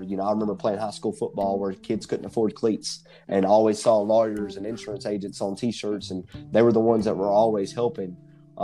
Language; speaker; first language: English; native; English